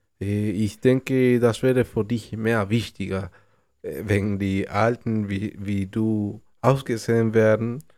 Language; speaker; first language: German; non-native, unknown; Spanish